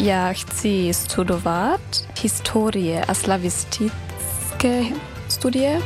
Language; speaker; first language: Czech; non-native, learner; German